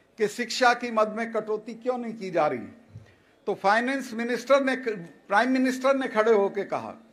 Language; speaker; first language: Hindi; native; Hindi